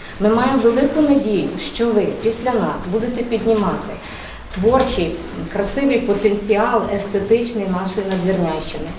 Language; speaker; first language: Ukrainian; native; Ukrainian